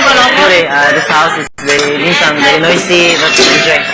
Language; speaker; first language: English; non-native, learner; Cebuano